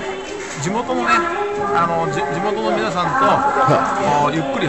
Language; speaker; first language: Japanese; native; Japanese